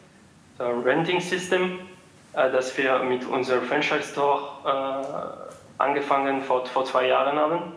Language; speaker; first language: German; non-native, fluent; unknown